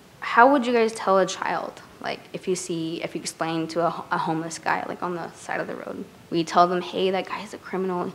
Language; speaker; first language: English; native; English